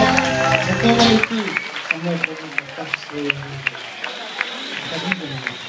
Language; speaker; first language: Russian; native; Russian